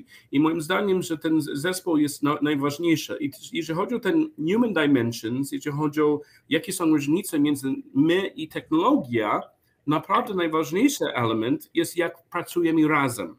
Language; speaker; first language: Polish; non-native, learner; English